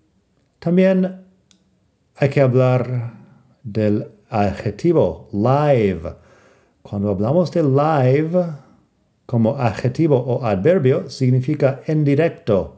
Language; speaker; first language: Spanish; non-native, fluent; English